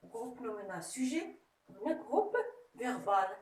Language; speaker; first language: French; non-native, local second language; Arabic